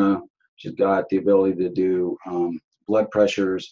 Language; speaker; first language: English; native; English